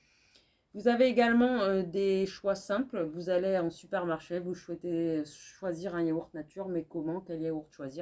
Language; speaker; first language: French; native; French